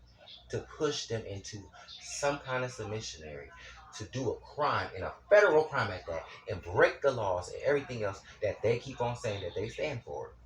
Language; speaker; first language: English; native; English